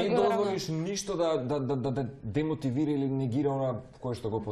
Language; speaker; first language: Macedonian; native; Macedonian